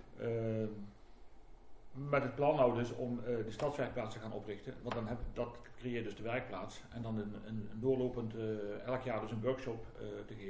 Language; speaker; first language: Dutch; native; Dutch